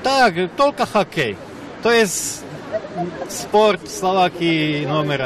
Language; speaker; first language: Russian; non-native, learner; Slovak